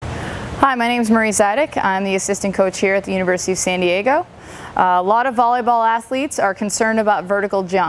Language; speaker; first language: English; native; English